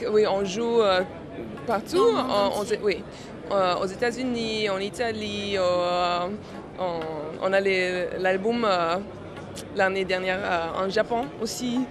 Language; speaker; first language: French; non-native, learner; German